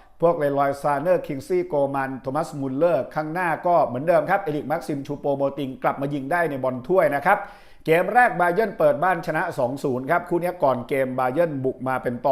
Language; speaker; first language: Thai; native; Thai